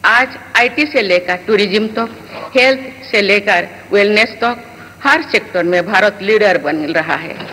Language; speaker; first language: Hindi; non-native, local second language; Santali